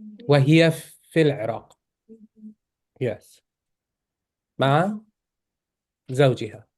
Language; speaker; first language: Arabic; non-native, fluent; English